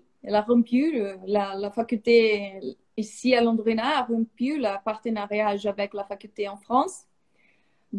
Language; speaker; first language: French; non-native, fluent; Portuguese